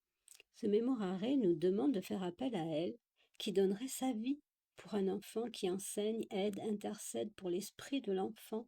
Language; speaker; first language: French; native; French